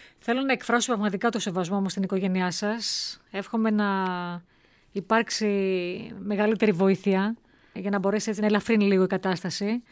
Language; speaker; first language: Greek; native; Greek